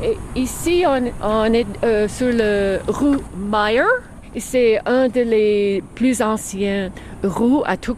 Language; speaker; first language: French; non-native, fluent; English